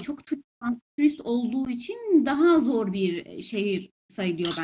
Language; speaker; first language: Turkish; non-native, fluent; Persian